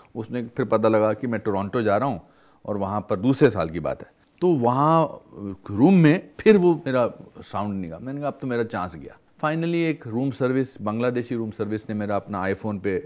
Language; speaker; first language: Hindi; native; Hindi